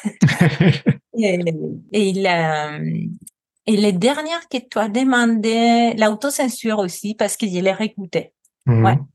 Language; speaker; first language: French; non-native, fluent; Spanish